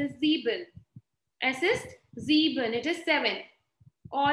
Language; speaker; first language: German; non-native, fluent; Hindi